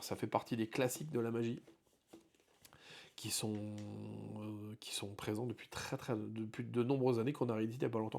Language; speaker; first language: French; native; French